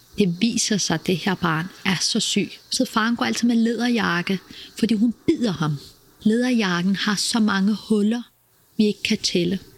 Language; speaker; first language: Danish; early bilingual, other home language; Kurdish